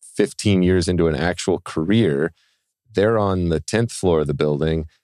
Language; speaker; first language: English; native; English